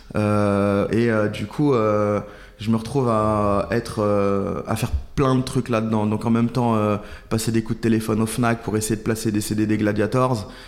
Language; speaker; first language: French; native; French